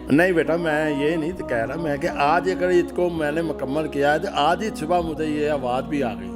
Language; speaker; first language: Urdu; non-native, local second language; Punjabi